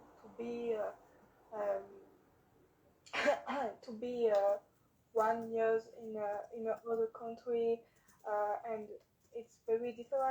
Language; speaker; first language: English; non-native, learner; French